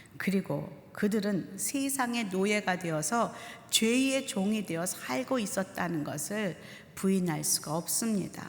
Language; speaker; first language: Korean; native; Korean